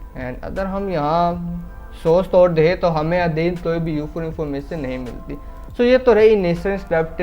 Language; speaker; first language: Urdu; non-native, local second language; Punjabi